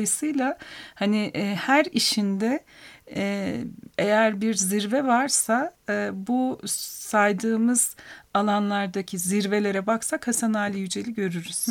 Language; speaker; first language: Turkish; native; Turkish